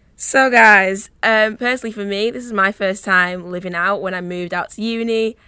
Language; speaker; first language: English; native; English